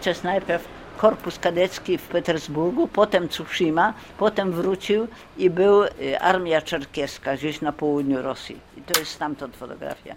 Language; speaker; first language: Polish; early bilingual, heritage; Polish